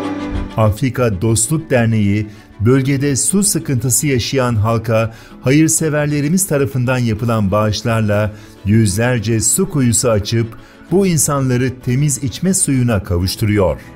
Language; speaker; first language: Turkish; native; Turkish